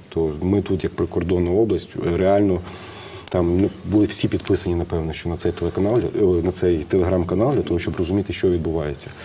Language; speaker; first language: Ukrainian; native; Ukrainian